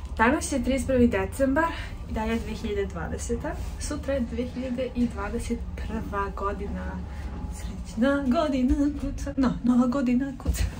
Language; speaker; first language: Serbian; early bilingual, heritage; Serbian